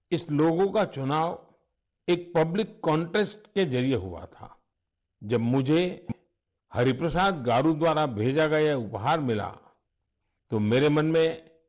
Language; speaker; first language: Hindi; native; Hindi